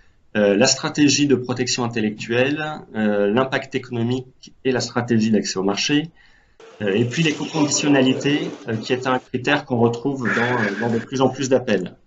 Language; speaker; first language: French; native; French